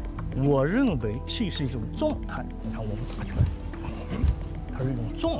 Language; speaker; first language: Chinese; native; Chinese